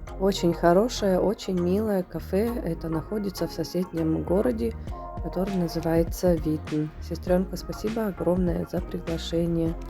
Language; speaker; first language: Russian; native; Russian